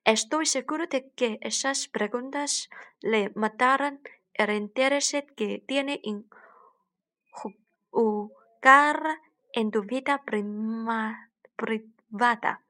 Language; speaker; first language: Spanish; non-native, learner; Chinese